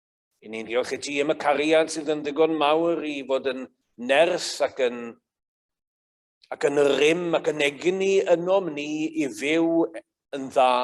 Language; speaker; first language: Welsh; native; Welsh